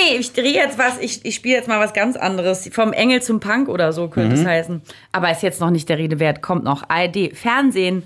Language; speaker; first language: German; native; German